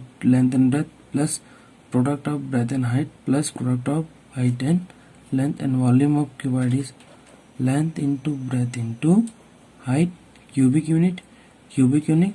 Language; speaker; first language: English; non-native, local second language; Hindi